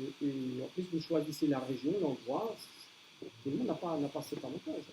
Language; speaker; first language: French; native; French